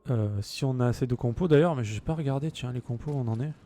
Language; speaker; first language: French; native; French